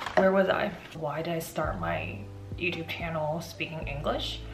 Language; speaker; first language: English; non-native, fluent; Chinese